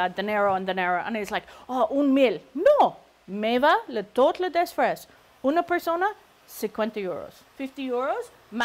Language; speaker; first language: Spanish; non-native, learner; English